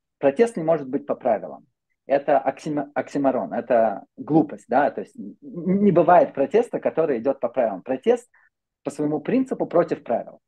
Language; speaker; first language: Russian; native; Russian